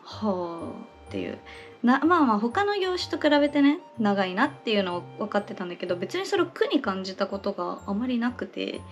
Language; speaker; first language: Japanese; native; Japanese